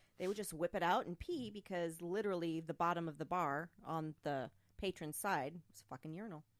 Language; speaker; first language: English; native; English